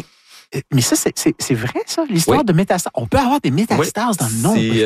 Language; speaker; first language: French; native; French